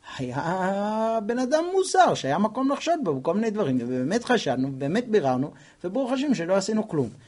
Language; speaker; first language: Hebrew; non-native, fluent; English